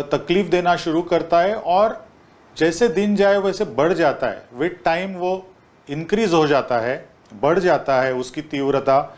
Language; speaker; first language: Hindi; non-native, local second language; Marathi